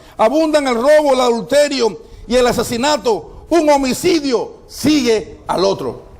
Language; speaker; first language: Spanish; non-native, fluent; Haitian Creole